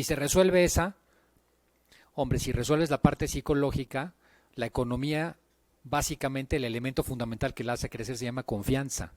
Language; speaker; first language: Spanish; native; Spanish